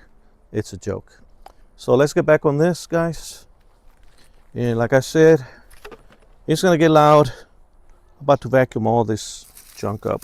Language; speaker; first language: English; native; English